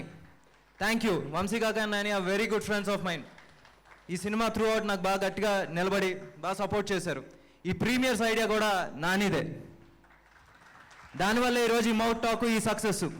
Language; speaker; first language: Telugu; native; Telugu